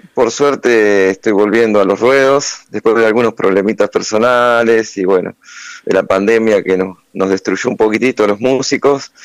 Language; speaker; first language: Spanish; native; Spanish